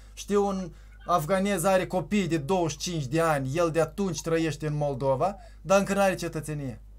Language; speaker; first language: Romanian; native; Romanian